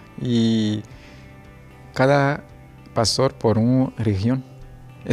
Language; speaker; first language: Spanish; non-native, learner; Ewe